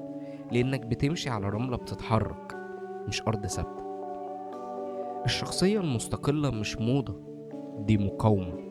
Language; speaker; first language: Arabic; native; Arabic